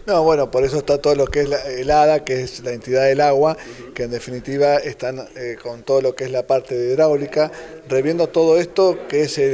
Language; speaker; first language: Spanish; native; Spanish